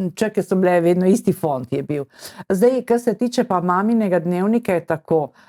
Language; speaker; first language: Slovenian; early bilingual, heritage; Slovenian